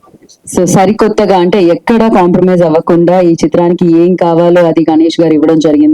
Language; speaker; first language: Telugu; native; Telugu